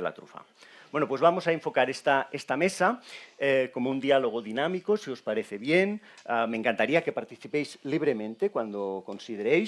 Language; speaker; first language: Spanish; native; Spanish